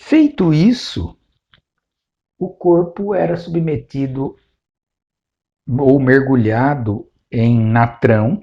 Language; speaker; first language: Portuguese; native; Portuguese